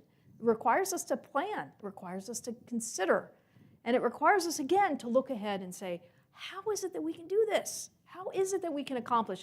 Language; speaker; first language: English; native; English